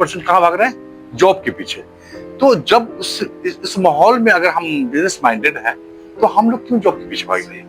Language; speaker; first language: Hindi; native; Hindi